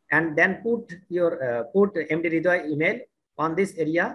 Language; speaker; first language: English; non-native, learner; Bangla